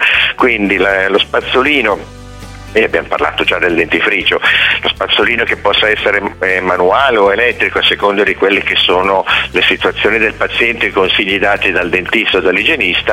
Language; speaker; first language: Italian; native; Italian